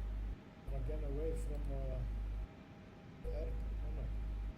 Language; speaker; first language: English; non-native, learner; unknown